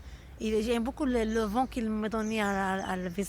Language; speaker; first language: French; non-native, learner; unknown